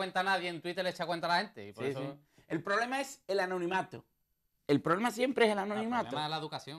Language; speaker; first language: Spanish; native; Spanish